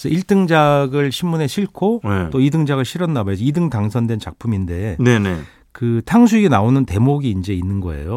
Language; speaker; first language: Korean; native; Korean